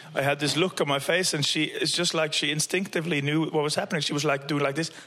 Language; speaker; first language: English; non-native, fluent; Norwegian